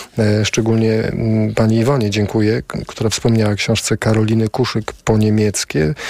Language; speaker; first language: Polish; native; Polish